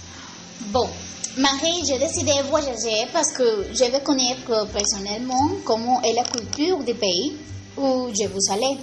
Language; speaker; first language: French; non-native, learner; Spanish